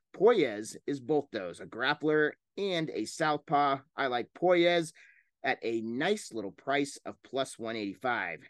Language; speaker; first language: English; native; English